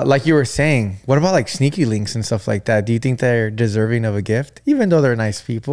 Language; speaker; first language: English; early bilingual, other home language; Spanish